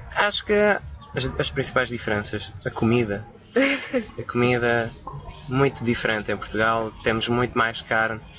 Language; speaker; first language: Portuguese; early bilingual, other home language; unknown